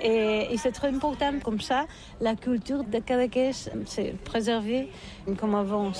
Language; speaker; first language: French; non-native, learner; Catalan